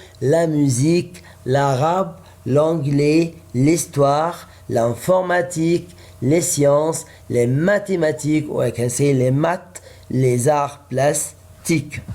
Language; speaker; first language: French; non-native, fluent; Arabic